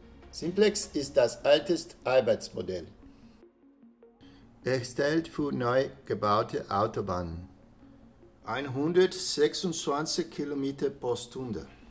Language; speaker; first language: German; non-native, learner; Portuguese